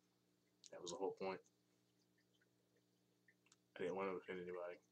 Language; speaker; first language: English; native; English